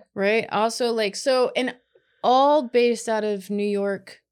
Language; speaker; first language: English; native; English